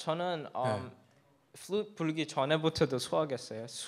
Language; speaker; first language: Korean; early bilingual, heritage; English